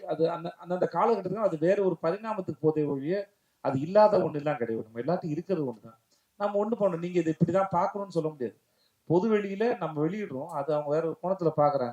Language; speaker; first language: Tamil; native; Tamil